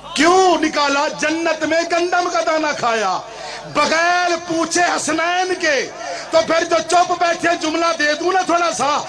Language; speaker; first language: Urdu; non-native, local second language; Punjabi